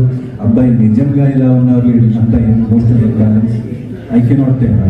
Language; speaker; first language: Telugu; non-native, fluent; Hindi